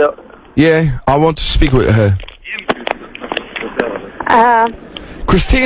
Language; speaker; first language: English; non-native, fluent; Lithuanian